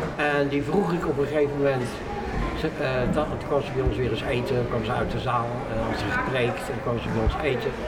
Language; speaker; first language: Dutch; native; Dutch